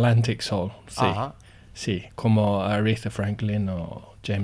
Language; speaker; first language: Spanish; non-native, learner; English